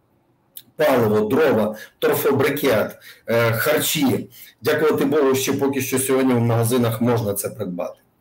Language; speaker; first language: Ukrainian; native; Ukrainian